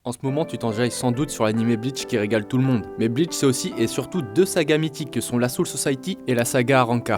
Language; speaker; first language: French; native; French